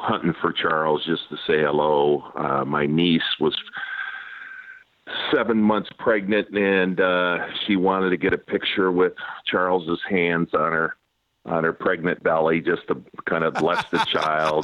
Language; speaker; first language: English; native; English